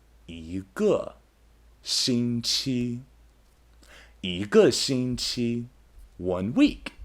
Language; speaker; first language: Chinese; non-native, fluent; English